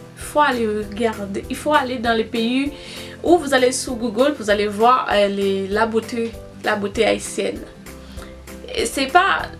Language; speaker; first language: French; non-native, local second language; Haitian Creole